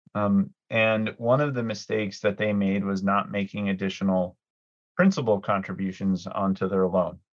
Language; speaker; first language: English; early bilingual, other home language; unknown